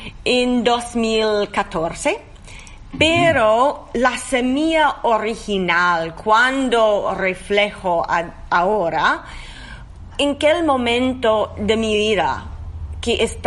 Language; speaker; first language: Spanish; non-native, learner; English